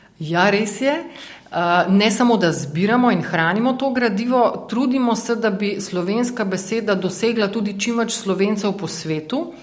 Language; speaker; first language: Slovenian; native; Slovenian